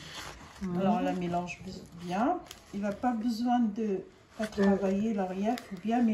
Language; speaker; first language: French; non-native, fluent; Arabic